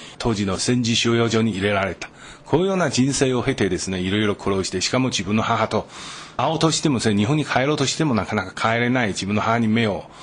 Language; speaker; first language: Japanese; non-native, fluent; Chinese